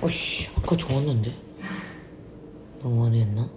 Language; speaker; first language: Korean; early bilingual, heritage; Korean